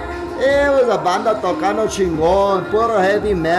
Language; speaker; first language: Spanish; early bilingual, heritage; Spanish